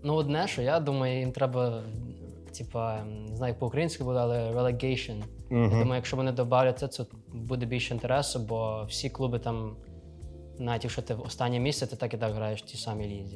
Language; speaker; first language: Ukrainian; early bilingual, other home language; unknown